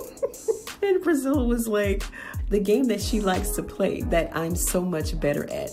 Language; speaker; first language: English; native; English